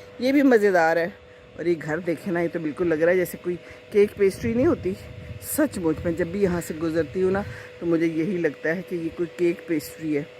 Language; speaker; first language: Urdu; non-native, local second language; Punjabi